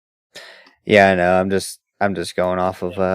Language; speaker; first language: English; native; English